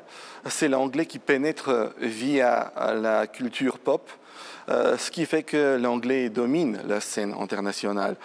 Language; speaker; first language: French; non-native, fluent; Bulgarian